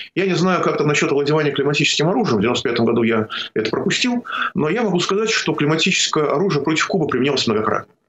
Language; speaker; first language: Russian; native; Russian